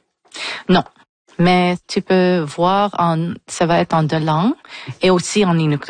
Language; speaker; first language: French; non-native, fluent; English